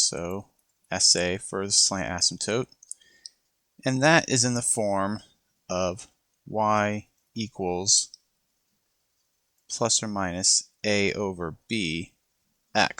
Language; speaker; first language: English; native; English